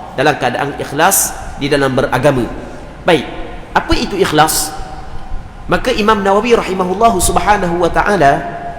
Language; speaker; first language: Malay; native; Malay